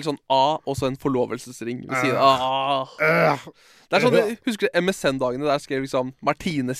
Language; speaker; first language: Norwegian; native; Norwegian